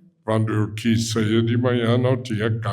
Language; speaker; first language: Portuguese; non-native, fluent; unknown